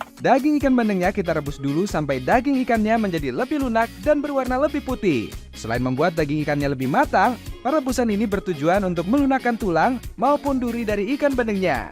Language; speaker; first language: Indonesian; native; Indonesian